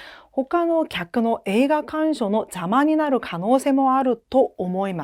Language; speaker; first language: Japanese; non-native, fluent; Korean